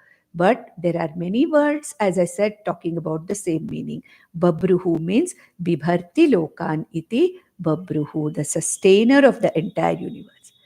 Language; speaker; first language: English; non-native, local second language; Konkani